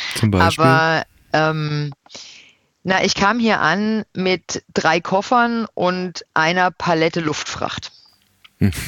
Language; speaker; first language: German; native; German